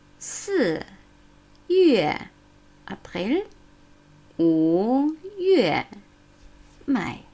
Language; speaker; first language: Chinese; non-native, fluent; German